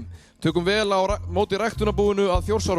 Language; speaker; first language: Icelandic; native; Icelandic